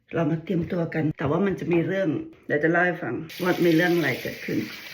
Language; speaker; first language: Thai; native; Thai